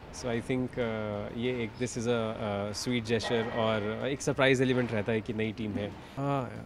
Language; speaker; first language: Hindi; native; Hindi